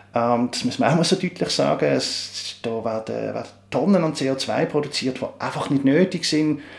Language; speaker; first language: German; native; German